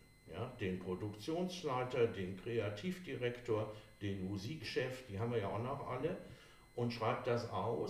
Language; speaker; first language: German; native; German